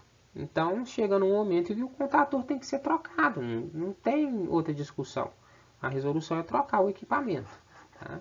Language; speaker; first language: Portuguese; native; Portuguese